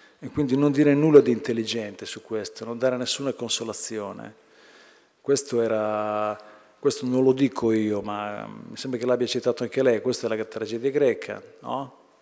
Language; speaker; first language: Italian; native; Italian